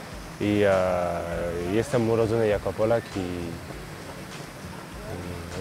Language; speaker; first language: Polish; early bilingual, heritage; French